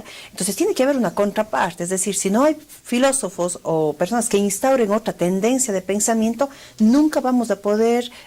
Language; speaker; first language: Spanish; native; Spanish